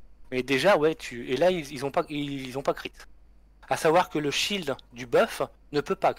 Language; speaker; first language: French; native; French